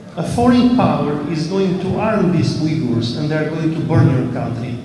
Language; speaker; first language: English; non-native, fluent; Albanian